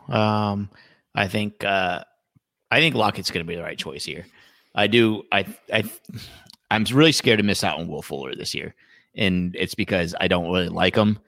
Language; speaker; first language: English; native; English